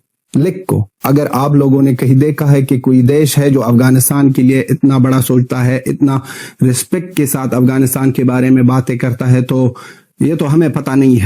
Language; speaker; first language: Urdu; non-native, fluent; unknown